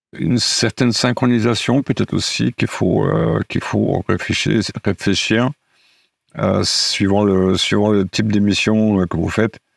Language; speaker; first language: French; non-native, fluent; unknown